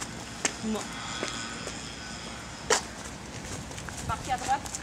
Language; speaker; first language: French; native; French